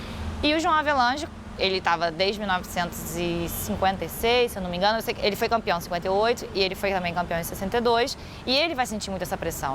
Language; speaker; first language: Portuguese; native; Portuguese